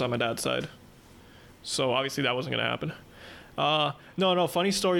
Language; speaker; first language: English; non-native, fluent; Spanish